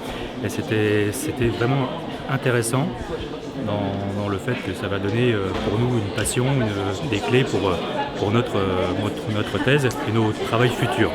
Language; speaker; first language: French; native; French